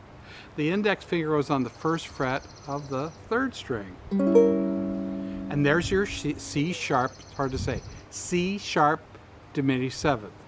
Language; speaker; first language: English; native; English